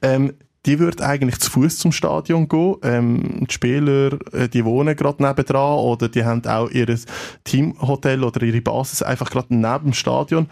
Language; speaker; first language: German; native; German